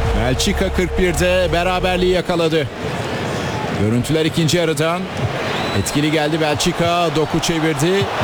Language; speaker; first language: Turkish; native; Turkish